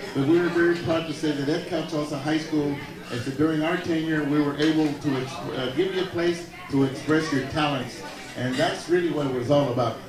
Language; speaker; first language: English; early bilingual, other home language; Spanish